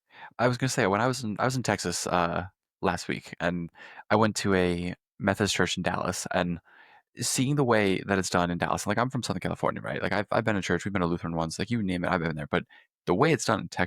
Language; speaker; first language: English; native; English